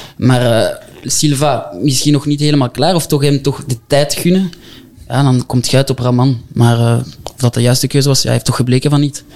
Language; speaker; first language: Dutch; native; Dutch